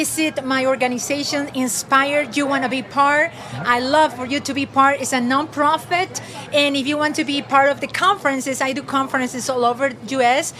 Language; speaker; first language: English; non-native, fluent; Spanish